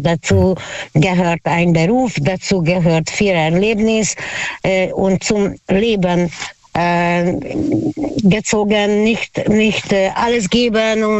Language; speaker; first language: German; non-native, learner; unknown